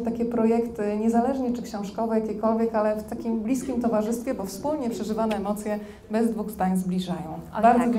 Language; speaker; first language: Polish; native; Polish